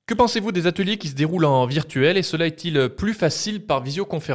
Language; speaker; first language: French; native; French